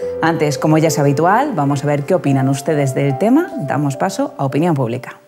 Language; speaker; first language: Spanish; native; Spanish